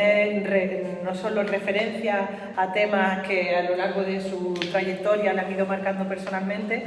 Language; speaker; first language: Spanish; native; Spanish